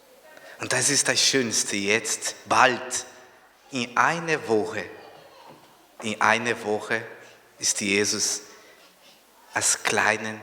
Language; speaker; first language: German; non-native, fluent; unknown